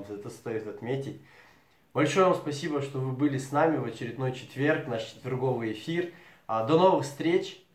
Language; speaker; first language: Russian; native; Russian